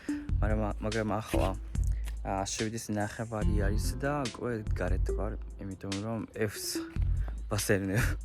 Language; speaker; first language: Georgian; non-native, learner; Japanese